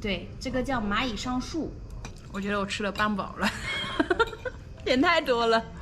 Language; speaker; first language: Chinese; native; Chinese